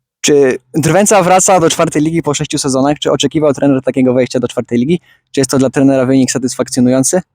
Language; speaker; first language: Polish; native; Polish